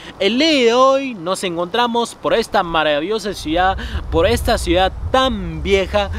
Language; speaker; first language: Spanish; non-native, fluent; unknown